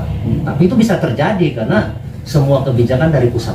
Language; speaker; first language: Indonesian; native; Indonesian